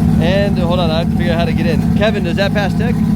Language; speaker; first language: English; native; English